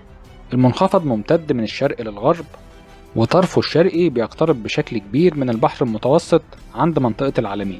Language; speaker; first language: Arabic; native; Arabic